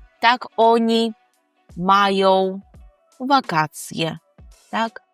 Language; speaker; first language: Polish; non-native, fluent; Ukrainian